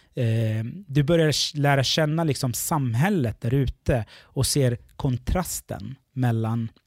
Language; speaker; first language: Swedish; early bilingual, other home language; Arabic